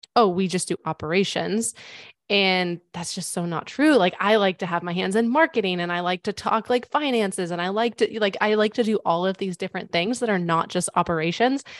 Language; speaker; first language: English; native; English